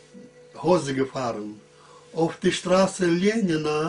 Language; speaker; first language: German; early bilingual, heritage; German